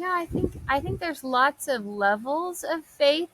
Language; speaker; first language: English; native; English